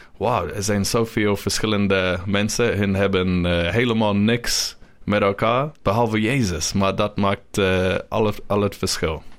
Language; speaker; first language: Dutch; non-native, learner; English